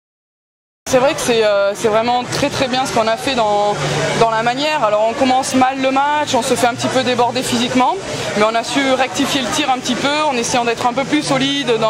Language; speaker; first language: French; native; French